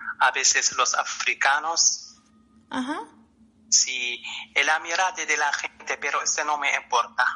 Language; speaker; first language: Spanish; non-native, learner; Arabic